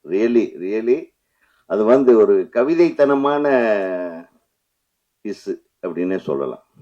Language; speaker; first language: Tamil; native; Tamil